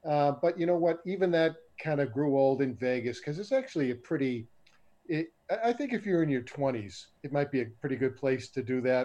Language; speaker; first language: English; native; English